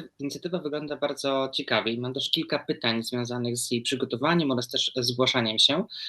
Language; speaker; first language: Polish; native; Polish